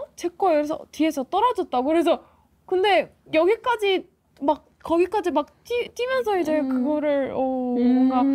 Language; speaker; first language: Korean; non-native, fluent; Ukrainian